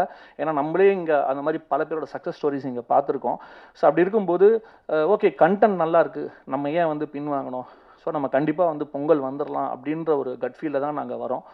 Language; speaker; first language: Tamil; native; Tamil